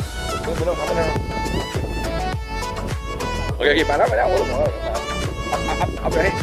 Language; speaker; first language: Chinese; non-native, learner; Thai